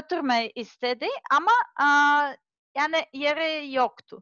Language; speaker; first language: Turkish; non-native, learner; Serbian